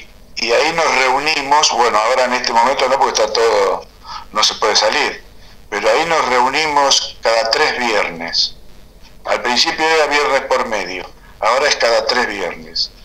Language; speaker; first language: Spanish; native; Spanish